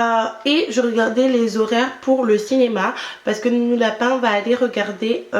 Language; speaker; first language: French; native; French